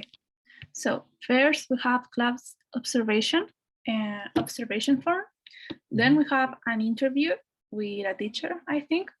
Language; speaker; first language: English; non-native, fluent; Spanish